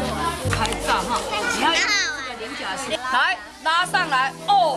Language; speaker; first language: Chinese; native; Chinese